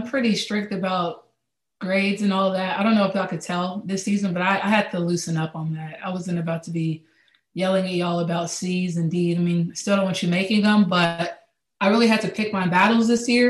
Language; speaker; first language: English; native; English